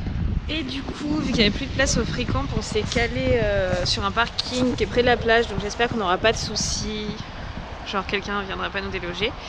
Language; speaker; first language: French; native; French